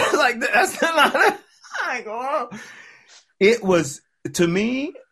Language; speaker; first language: English; native; English